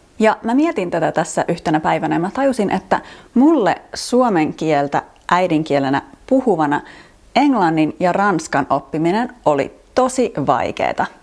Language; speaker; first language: Finnish; native; Finnish